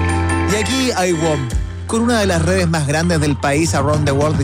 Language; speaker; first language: Spanish; native; Spanish